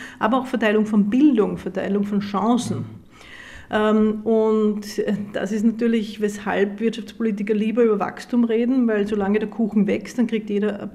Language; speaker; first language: German; native; German